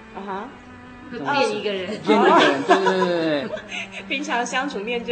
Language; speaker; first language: Chinese; non-native, learner; French